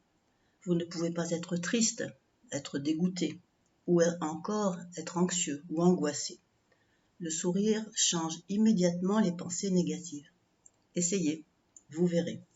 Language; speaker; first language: French; native; French